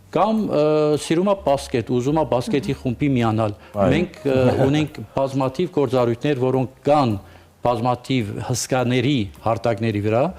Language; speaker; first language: Armenian; early bilingual, heritage; Armenian